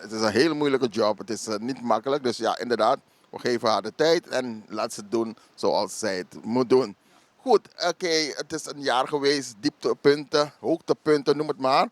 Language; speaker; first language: Dutch; native; Dutch